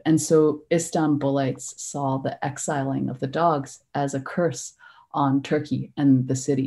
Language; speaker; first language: English; non-native, local second language; Cantonese